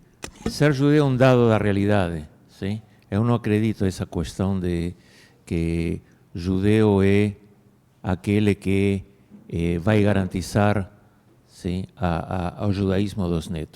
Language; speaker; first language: Portuguese; non-native, fluent; Spanish